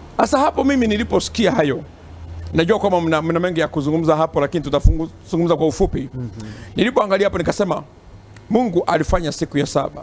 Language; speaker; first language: Swahili; non-native, local second language; Gusii